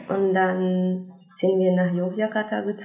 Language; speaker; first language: German; non-native, fluent; Indonesian